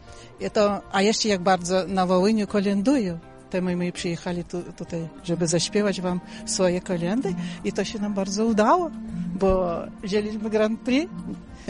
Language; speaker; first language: Polish; early bilingual, heritage; Polish